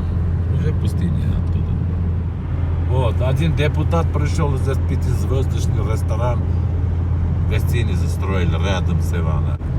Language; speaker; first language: Russian; non-native, learner; Armenian